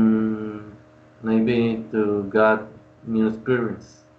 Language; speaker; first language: English; non-native, learner; Spanish